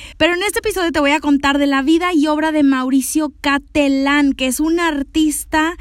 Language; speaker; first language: Spanish; native; Spanish